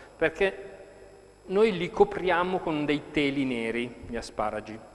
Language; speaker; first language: Italian; native; Italian